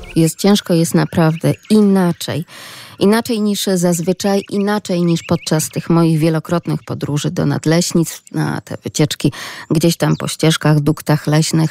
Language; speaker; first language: Polish; native; Polish